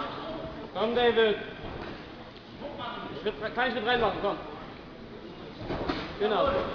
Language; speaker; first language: German; native; German